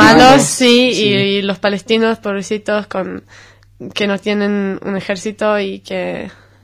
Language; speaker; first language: Spanish; non-native, learner; Hebrew